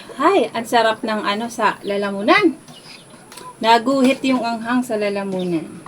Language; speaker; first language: Filipino; non-native, local second language; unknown